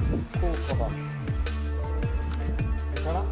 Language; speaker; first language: Korean; native; Korean